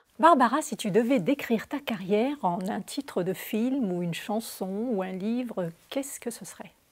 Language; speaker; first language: French; native; French